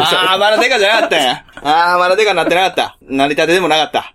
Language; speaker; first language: Japanese; native; Japanese